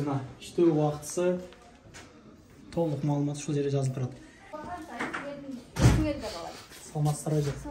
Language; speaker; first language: Kyrgyz; native; Kyrgyz